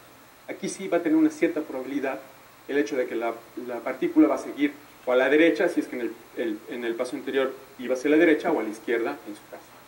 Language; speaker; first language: Spanish; native; Spanish